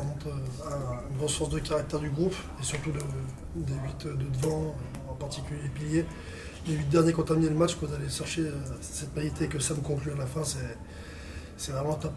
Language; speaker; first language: French; native; French